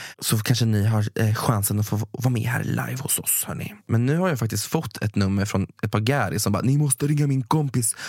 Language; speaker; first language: Swedish; native; Swedish